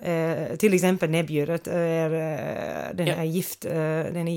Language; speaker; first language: Swedish; non-native, fluent; English